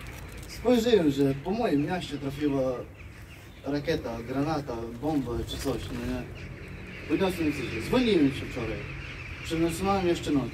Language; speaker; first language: Polish; non-native, learner; Ukrainian